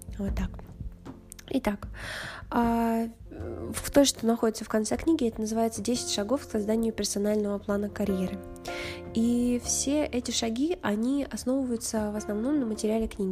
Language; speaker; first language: Russian; native; Russian